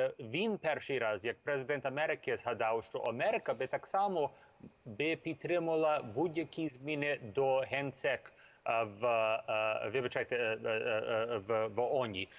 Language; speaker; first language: Ukrainian; early bilingual, heritage; English